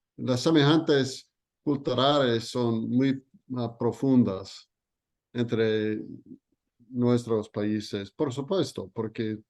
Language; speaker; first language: Spanish; non-native, learner; English